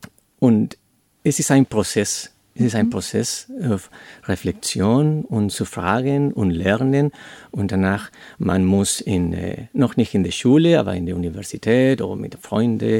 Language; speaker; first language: German; non-native, learner; Spanish